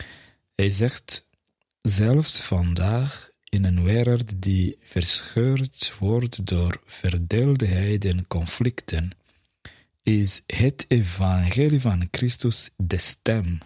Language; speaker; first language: Dutch; non-native, fluent; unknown